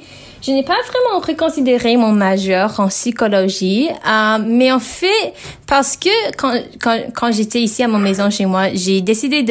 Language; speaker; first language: French; non-native, learner; English